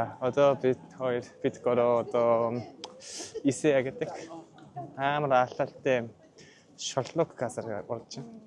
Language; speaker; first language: Mongolian; non-native, learner; Japanese